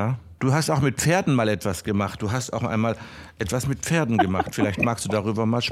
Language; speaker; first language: German; native; German